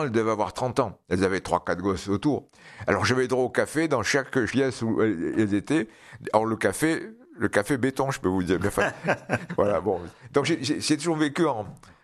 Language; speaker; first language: French; native; French